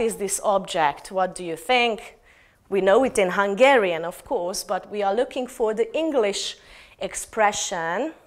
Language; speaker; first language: English; non-native, fluent; Hungarian